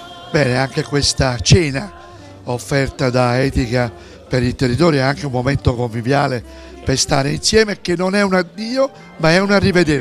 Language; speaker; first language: Italian; native; Italian